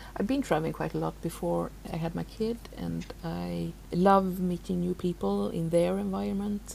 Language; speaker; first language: English; non-native, fluent; Swedish